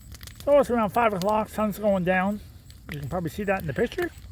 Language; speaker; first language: English; native; English